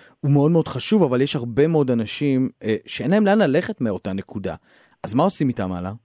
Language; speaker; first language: Hebrew; native; Hebrew